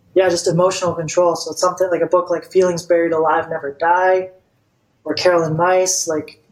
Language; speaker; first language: English; non-native, fluent; Bulgarian